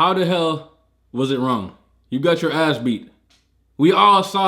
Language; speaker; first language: English; native; English